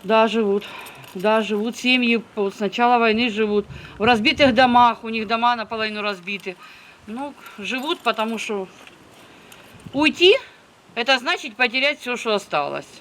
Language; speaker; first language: Russian; native; Russian